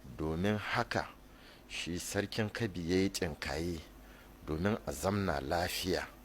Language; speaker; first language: Hausa; native; Hausa